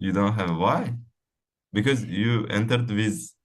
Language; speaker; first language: English; non-native, fluent; Uzbek